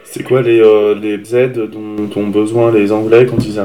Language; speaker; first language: French; native; French